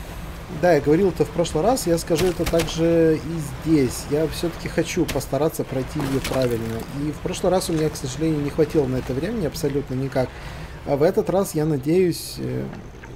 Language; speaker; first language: Russian; native; Russian